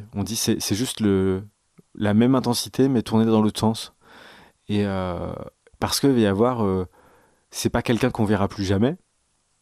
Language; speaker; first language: French; native; French